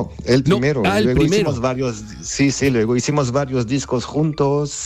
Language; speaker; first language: Spanish; non-native, fluent; Armenian